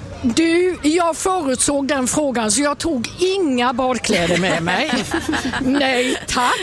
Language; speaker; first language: Swedish; native; Swedish